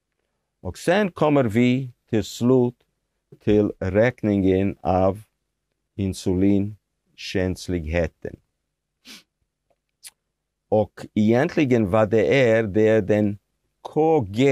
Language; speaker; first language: Swedish; non-native, fluent; Hebrew